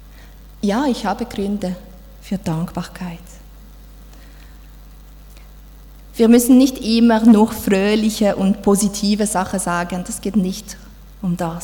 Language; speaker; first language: German; non-native, fluent; French